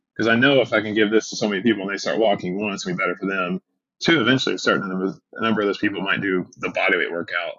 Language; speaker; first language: English; native; English